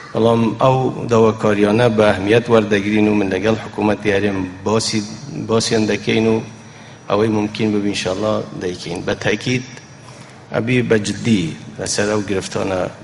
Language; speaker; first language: Central Kurdish; non-native, local second language; Kurdish